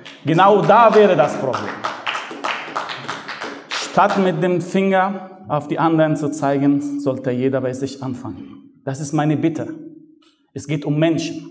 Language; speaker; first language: German; non-native, fluent; Arabic